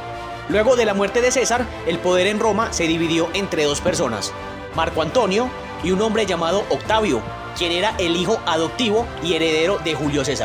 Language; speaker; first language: Spanish; native; Spanish